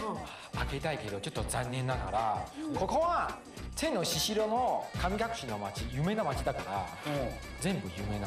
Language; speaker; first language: Japanese; non-native, fluent; Chinese